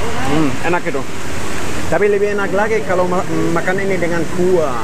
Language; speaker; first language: Indonesian; non-native, fluent; German